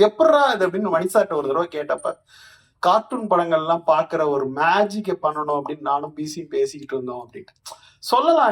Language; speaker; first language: Tamil; native; Tamil